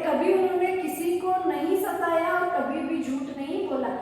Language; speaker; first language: Hindi; non-native, local second language; Kannada